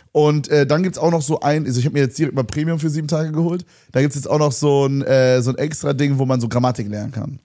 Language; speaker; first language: German; native; German